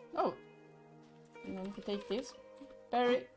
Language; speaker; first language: English; non-native, learner; Swedish